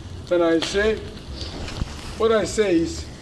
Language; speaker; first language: English; non-native, learner; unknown